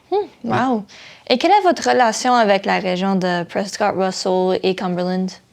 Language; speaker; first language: French; native; French